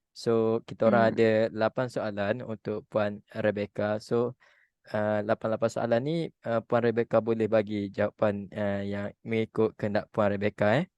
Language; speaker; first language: Malay; native; Malay